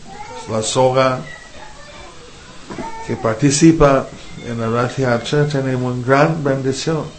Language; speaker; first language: Spanish; non-native, fluent; English